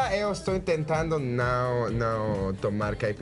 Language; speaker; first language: Portuguese; non-native, learner; Spanish